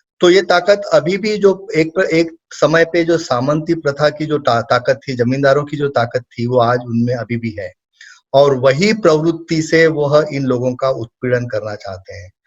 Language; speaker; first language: Hindi; non-native, local second language; Marathi